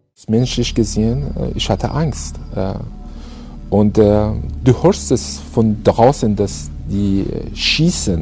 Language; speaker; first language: German; non-native, fluent; Persian